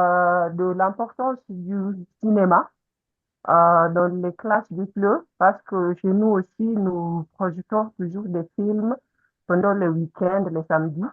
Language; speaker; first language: French; non-native, fluent; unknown